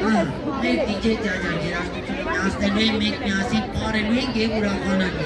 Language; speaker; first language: Armenian; native; Armenian